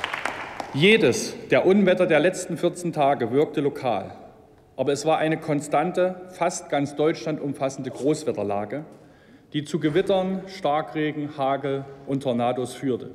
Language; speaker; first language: German; native; German